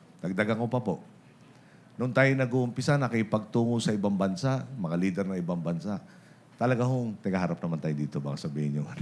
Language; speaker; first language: Filipino; native; Filipino